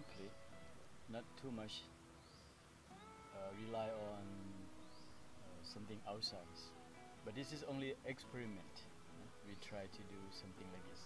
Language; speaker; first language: English; non-native, fluent; Thai